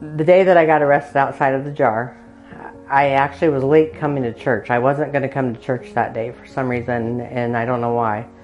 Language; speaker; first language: English; native; English